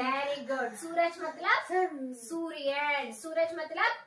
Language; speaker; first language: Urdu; non-native, local second language; Tamil